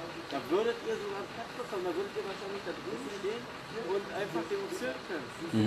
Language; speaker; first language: German; native; German